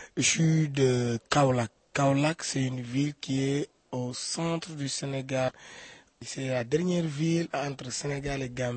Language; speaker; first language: French; non-native, local second language; Wolof